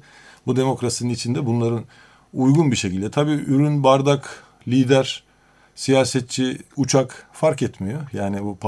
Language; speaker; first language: Turkish; native; Turkish